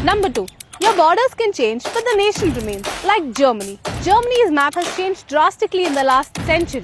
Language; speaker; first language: English; non-native, local second language; Hindi